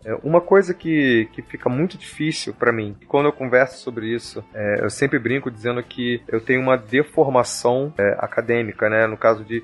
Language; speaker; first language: Portuguese; native; Portuguese